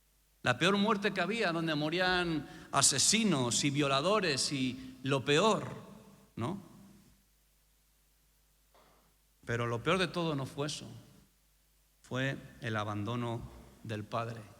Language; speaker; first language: Spanish; native; Spanish